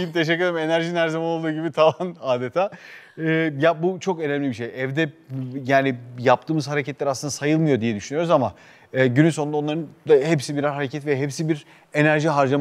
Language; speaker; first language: Turkish; native; Turkish